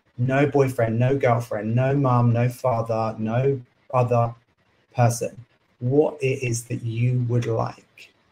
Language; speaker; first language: English; native; English